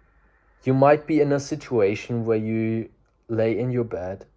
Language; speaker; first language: English; non-native, fluent; German